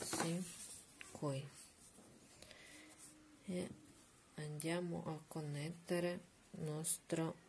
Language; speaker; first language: Italian; non-native, learner; Russian